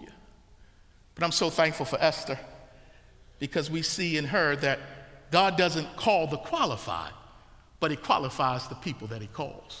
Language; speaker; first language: English; native; English